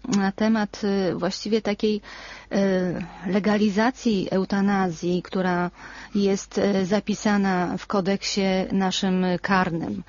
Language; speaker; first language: Polish; native; Polish